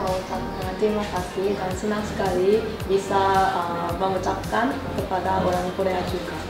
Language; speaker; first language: Indonesian; non-native, fluent; Korean